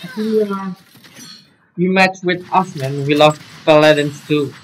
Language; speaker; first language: English; non-native, learner; Indonesian